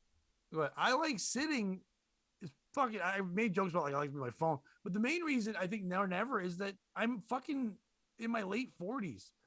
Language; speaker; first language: English; native; English